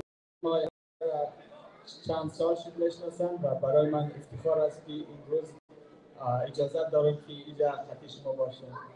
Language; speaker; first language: Persian; non-native, learner; German